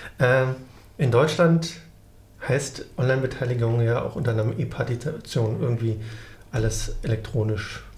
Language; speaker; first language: German; native; German